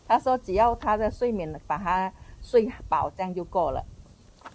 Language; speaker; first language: Chinese; non-native, fluent; Indonesian